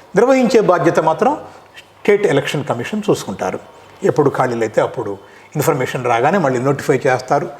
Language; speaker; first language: Telugu; native; Telugu